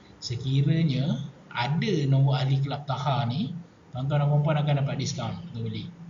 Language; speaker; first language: Malay; native; Malay